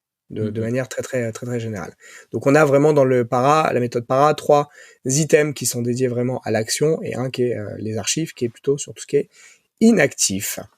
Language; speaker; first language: French; native; French